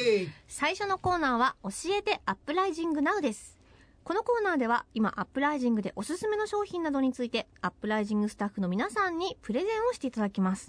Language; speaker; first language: Japanese; native; Japanese